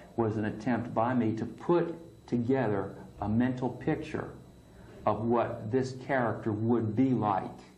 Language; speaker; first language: English; native; English